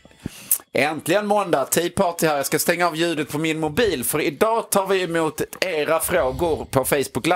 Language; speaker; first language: Swedish; native; Swedish